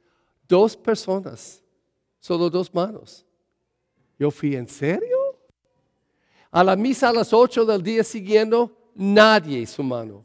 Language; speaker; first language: Spanish; early bilingual, heritage; English